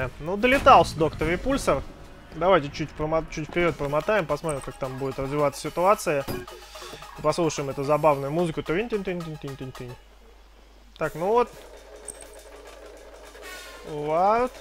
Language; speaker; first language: Russian; native; Russian